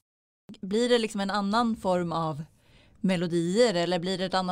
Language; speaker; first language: Swedish; native; Swedish